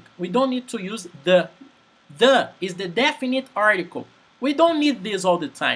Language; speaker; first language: English; non-native, fluent; Portuguese